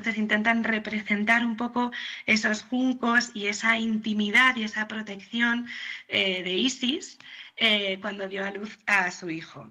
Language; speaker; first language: Spanish; native; Spanish